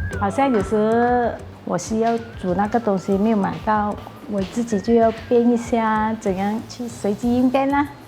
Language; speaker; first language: Chinese; native; Chinese